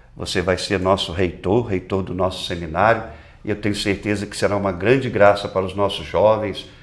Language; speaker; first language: Portuguese; native; Portuguese